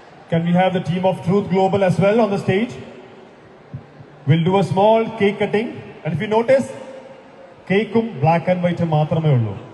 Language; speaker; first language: English; non-native, local second language; Malayalam